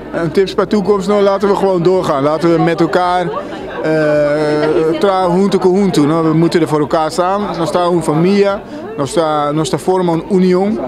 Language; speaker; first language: Dutch; non-native, local second language; Papiamento